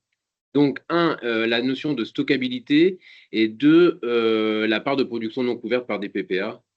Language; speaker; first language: French; native; French